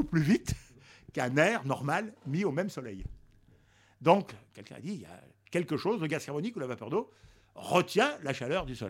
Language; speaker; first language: French; native; French